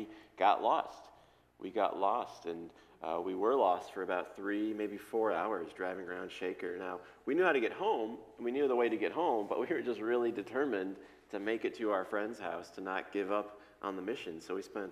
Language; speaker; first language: English; native; English